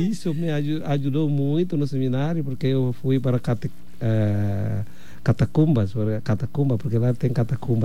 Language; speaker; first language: Portuguese; non-native, fluent; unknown